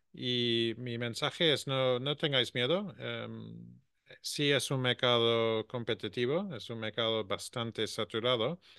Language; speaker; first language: Spanish; non-native, fluent; English